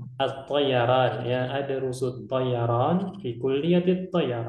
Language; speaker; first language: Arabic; non-native, fluent; Indonesian